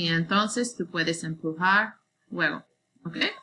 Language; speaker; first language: Spanish; non-native, learner; English